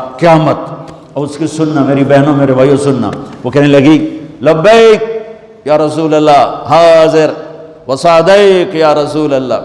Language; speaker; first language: Urdu; non-native, local second language; Punjabi